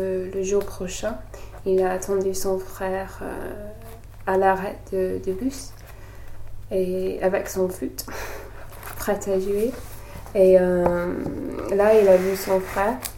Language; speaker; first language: French; non-native, learner; English